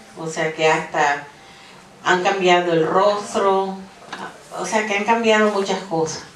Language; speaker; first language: Spanish; native; Spanish